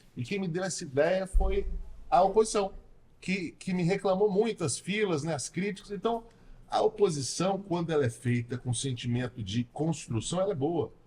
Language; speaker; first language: Portuguese; native; Portuguese